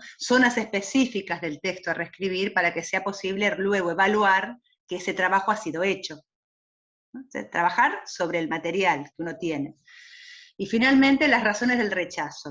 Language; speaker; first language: Spanish; native; Spanish